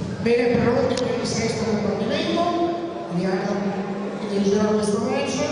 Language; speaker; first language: Italian; native; Italian